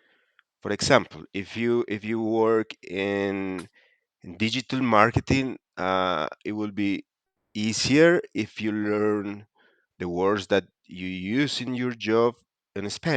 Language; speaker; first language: English; non-native, fluent; Spanish